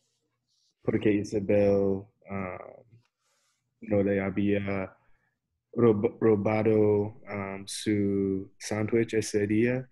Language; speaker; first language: Spanish; non-native, learner; English